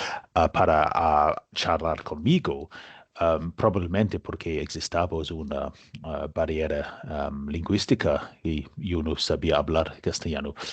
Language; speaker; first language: Spanish; non-native, learner; English